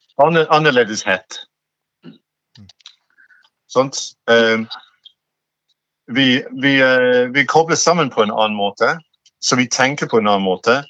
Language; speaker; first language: Norwegian; non-native, fluent; English